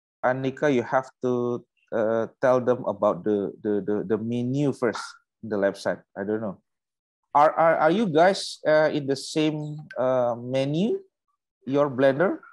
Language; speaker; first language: English; non-native, learner; Indonesian